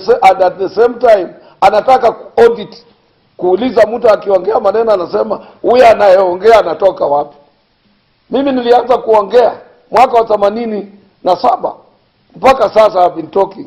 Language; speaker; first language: Swahili; non-native, local second language; Luyia